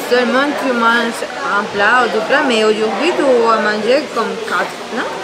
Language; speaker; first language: French; non-native, learner; Spanish